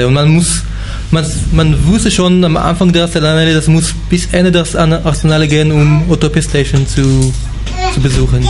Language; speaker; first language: German; non-native, fluent; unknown